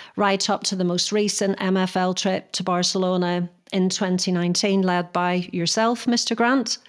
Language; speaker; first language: English; native; English